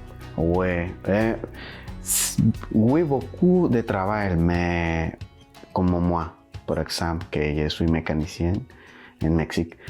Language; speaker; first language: French; non-native, learner; Spanish